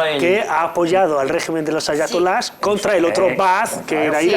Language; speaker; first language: Spanish; native; Spanish